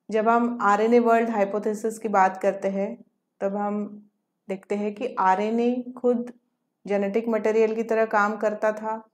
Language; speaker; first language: Hindi; non-native, local second language; Marathi